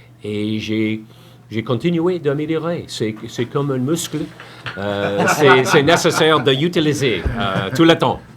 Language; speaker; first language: French; non-native, learner; English